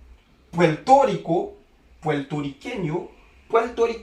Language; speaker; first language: Spanish; non-native, fluent; Haitian Creole